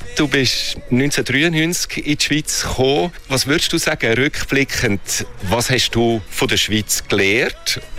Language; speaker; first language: German; native; German